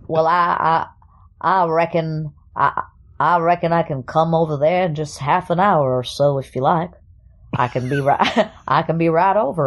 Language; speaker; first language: English; early bilingual, other home language; German